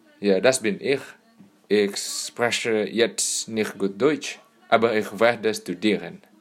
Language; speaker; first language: German; non-native, learner; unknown